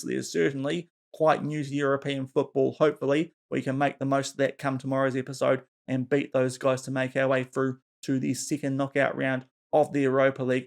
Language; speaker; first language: English; native; English